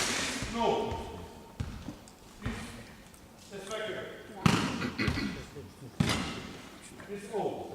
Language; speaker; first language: English; non-native, learner; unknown